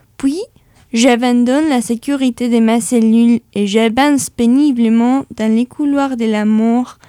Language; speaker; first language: French; non-native, fluent; Spanish